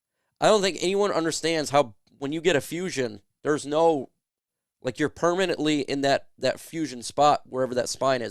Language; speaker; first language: English; native; English